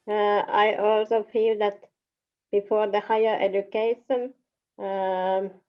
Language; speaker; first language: English; non-native, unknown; Finnish